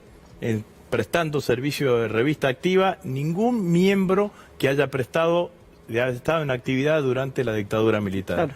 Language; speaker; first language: Spanish; native; Spanish